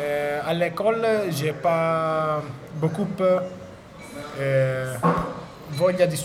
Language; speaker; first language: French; non-native, learner; Italian